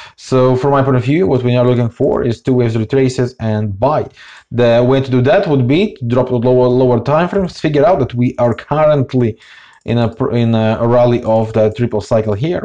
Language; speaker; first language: English; non-native, fluent; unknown